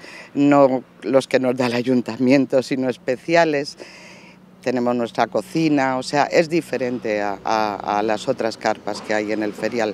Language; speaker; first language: Spanish; native; Spanish